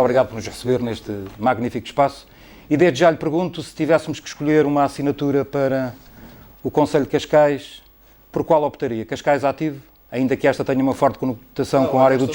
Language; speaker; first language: Portuguese; native; Portuguese